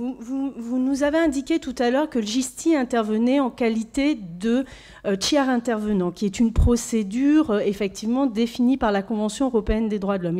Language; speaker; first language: French; native; French